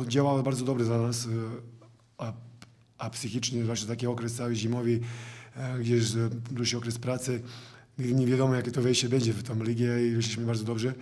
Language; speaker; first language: Polish; non-native, fluent; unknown